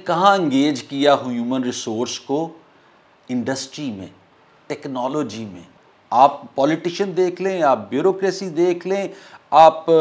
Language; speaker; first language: Urdu; non-native, local second language; Punjabi